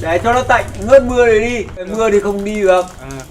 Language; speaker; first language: Vietnamese; native; Vietnamese